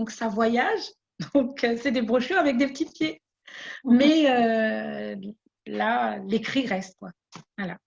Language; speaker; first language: French; non-native, local second language; Malagasy